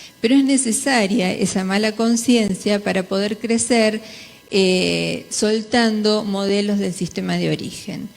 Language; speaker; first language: Spanish; native; Spanish